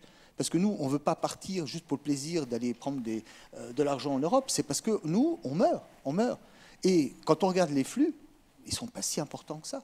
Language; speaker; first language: French; native; French